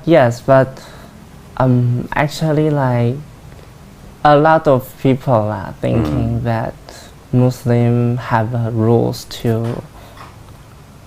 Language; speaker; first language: English; non-native, learner; Chinese